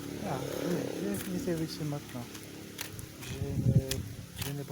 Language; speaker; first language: French; non-native, learner; Portuguese